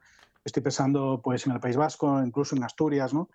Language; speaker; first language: Spanish; native; Spanish